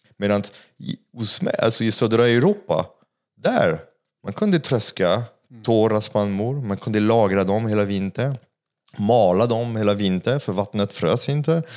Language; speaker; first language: Swedish; non-native, fluent; French